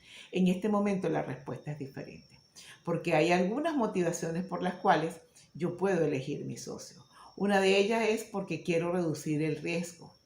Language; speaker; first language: Spanish; native; Spanish